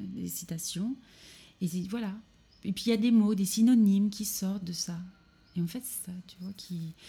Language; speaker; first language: French; native; French